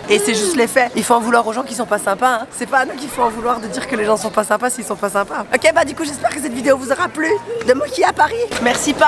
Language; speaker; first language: French; native; French